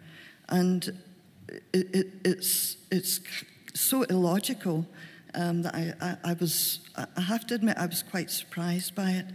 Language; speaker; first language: English; native; English